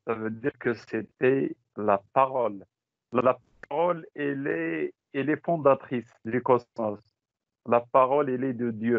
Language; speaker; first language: French; non-native, local second language; Tachelhit